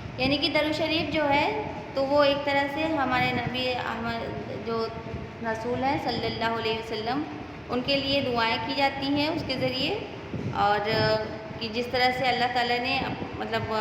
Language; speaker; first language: Urdu; native; Urdu